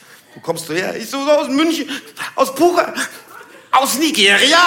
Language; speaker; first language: German; native; German